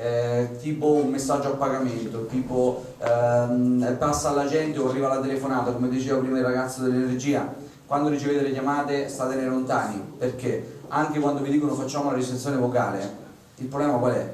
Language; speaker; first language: Italian; native; Italian